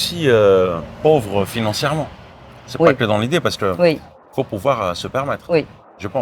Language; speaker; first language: French; native; French